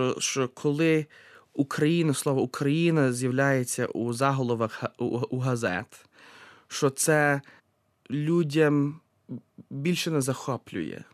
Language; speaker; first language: Ukrainian; early bilingual, heritage; Ukrainian